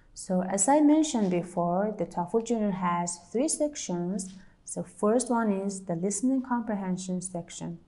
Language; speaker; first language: English; non-native, fluent; Mongolian